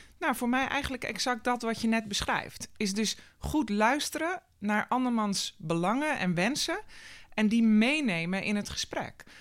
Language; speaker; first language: Dutch; native; Dutch